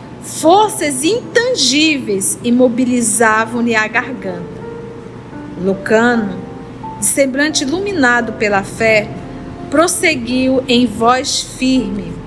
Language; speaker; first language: Portuguese; native; Portuguese